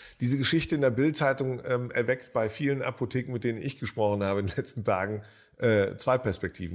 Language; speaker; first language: German; native; German